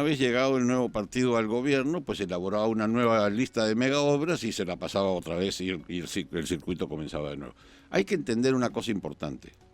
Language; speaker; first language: Spanish; native; Spanish